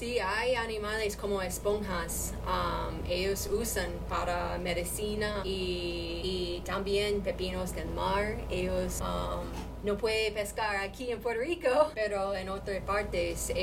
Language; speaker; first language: Spanish; non-native, learner; English